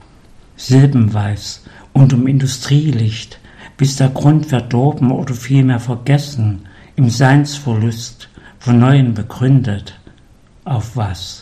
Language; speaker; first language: German; native; German